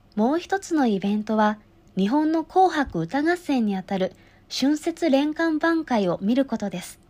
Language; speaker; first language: Japanese; non-native, fluent; Chinese